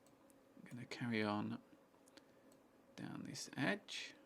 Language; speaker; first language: English; native; English